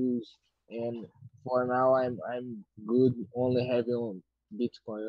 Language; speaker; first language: English; non-native, fluent; Portuguese